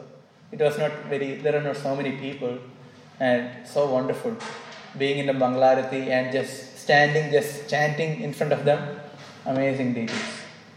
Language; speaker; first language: English; non-native, local second language; Malayalam